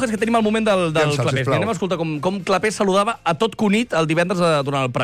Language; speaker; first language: Catalan; native; Catalan